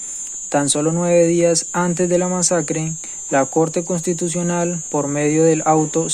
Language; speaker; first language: Spanish; native; Spanish